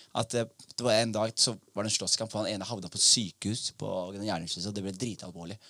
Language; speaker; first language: Norwegian; early bilingual, other home language; Somali